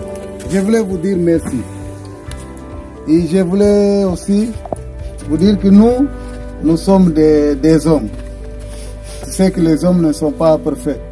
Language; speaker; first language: French; non-native, fluent; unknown